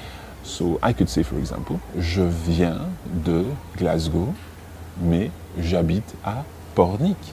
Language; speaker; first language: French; non-native, fluent; English